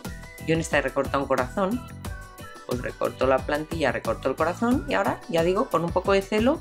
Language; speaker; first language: Spanish; native; Spanish